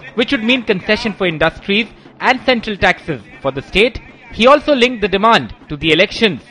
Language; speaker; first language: English; non-native, local second language; Hindi